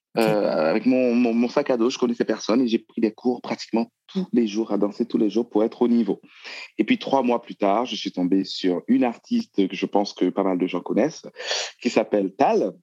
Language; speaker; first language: French; non-native, local second language; Haitian Creole